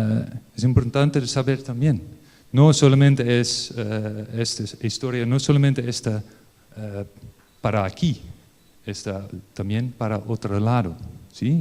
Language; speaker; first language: Spanish; non-native, learner; Dutch